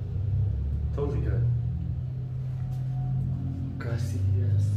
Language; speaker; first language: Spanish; non-native, learner; English